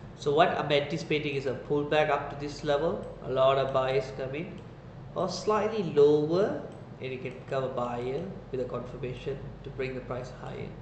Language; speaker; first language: English; non-native, local second language; Tamil